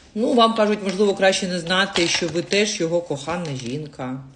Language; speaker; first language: Ukrainian; native; Ukrainian